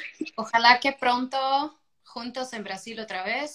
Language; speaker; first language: Spanish; non-native, fluent; Portuguese